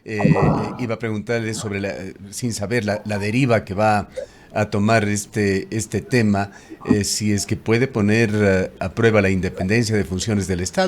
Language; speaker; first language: Spanish; native; Spanish